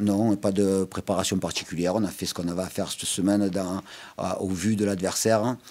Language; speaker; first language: French; native; French